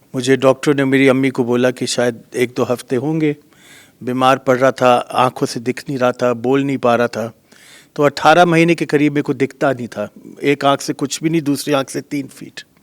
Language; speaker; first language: Hindi; native; Hindi